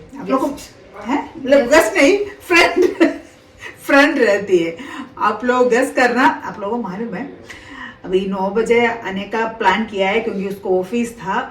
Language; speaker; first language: Hindi; non-native, local second language; Malayalam